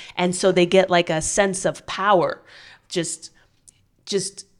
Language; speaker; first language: English; native; English